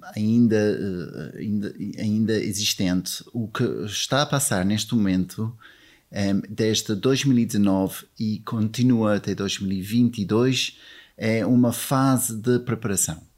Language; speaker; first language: Portuguese; non-native, fluent; English